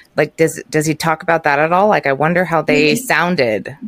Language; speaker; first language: English; early bilingual, other home language; Norwegian